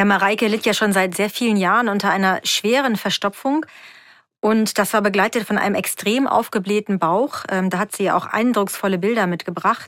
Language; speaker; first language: German; native; German